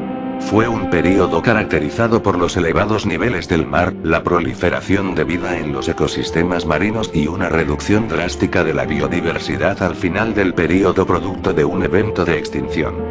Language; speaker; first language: Spanish; native; Spanish